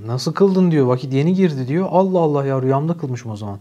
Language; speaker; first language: Turkish; native; Turkish